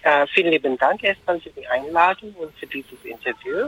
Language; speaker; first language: German; non-native, fluent; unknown